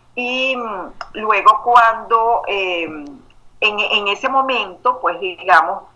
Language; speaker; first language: Spanish; native; Spanish